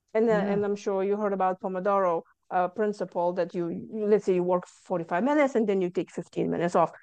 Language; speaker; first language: English; non-native, fluent; Lithuanian